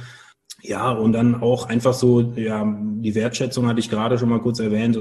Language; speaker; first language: German; native; German